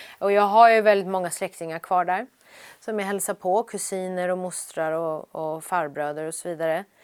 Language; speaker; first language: Swedish; early bilingual, other home language; Persian